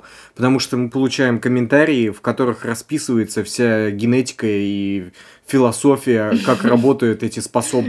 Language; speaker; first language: Russian; native; Russian